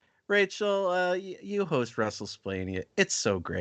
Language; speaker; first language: English; native; English